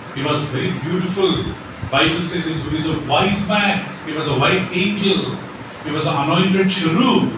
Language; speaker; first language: English; non-native, local second language; Telugu